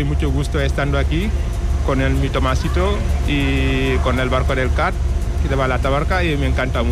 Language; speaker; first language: Spanish; non-native, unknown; Wolof